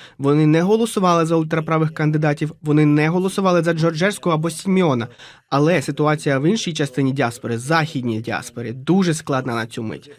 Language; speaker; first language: Ukrainian; non-native, fluent; Romanian